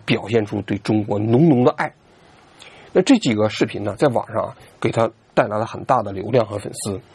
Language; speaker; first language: Chinese; native; Chinese